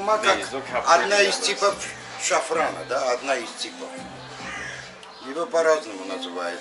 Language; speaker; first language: Russian; non-native, local second language; Azerbaijani